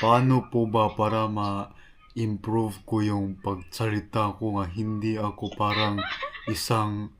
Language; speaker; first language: Filipino; non-native, local second language; Cebuano